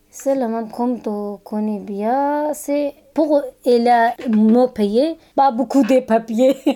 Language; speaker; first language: French; non-native, learner; Kurdish